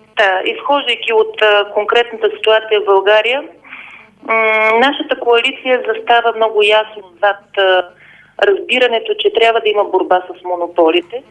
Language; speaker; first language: Bulgarian; native; Bulgarian